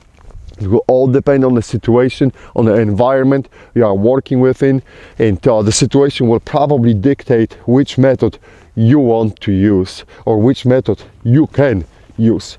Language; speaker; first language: English; non-native, fluent; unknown